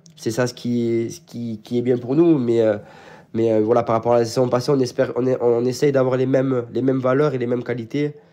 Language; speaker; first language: French; native; French